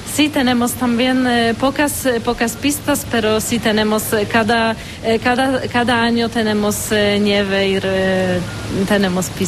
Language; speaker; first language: Spanish; non-native, fluent; Romanian